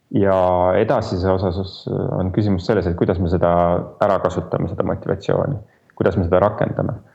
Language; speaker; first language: Estonian; native; Estonian